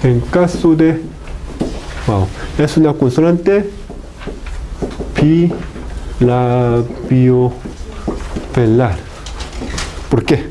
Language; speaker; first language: Spanish; non-native, fluent; Korean